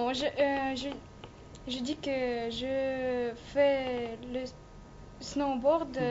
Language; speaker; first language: French; non-native, learner; Russian